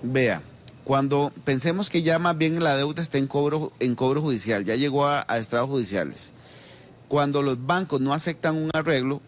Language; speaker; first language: Spanish; native; Spanish